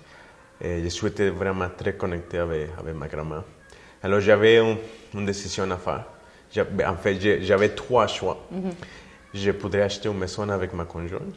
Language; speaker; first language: French; non-native, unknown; Spanish